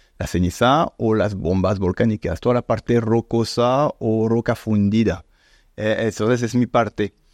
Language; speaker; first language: Spanish; non-native, fluent; French